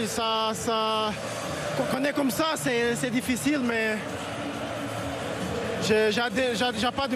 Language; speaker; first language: French; non-native, fluent; Portuguese